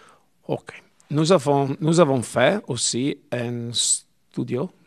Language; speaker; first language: French; non-native, learner; Italian